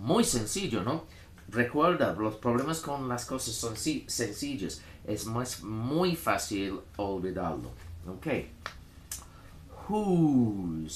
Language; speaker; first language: Spanish; non-native, fluent; English